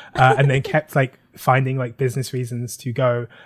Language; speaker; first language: English; native; English